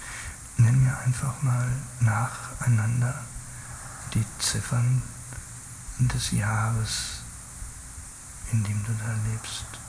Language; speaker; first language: German; native; German